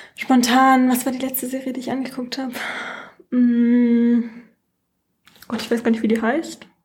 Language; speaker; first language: German; native; German